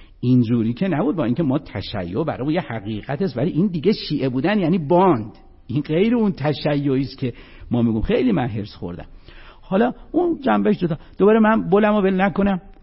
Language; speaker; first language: Persian; non-native, local second language; Azerbaijani